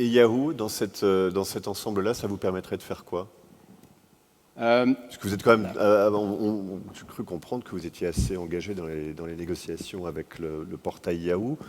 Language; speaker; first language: French; native; French